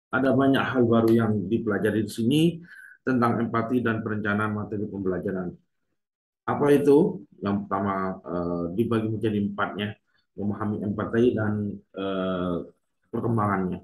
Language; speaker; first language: Indonesian; native; Indonesian